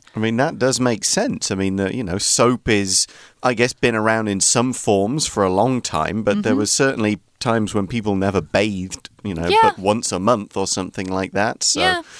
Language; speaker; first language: English; native; English